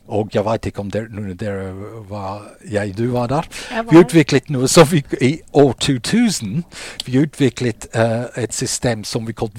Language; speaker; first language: Norwegian; non-native, fluent; English